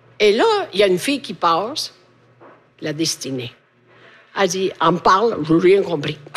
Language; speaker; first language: French; non-native, fluent; Italian